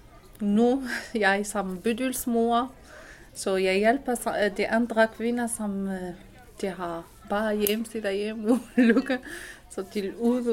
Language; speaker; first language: Danish; non-native, learner; Arabic